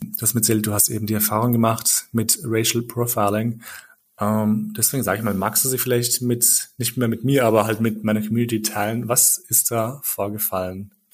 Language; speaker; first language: German; early bilingual, other home language; Albanian